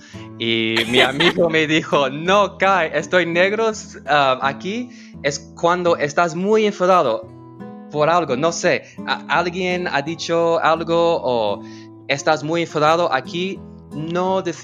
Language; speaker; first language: Spanish; non-native, learner; English